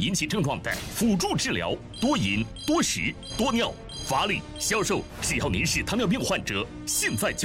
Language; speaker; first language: Chinese; native; Chinese